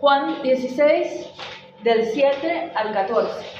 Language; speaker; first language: Spanish; native; Spanish